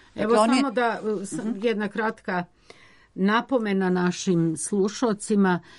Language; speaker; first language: Serbian; native; Serbian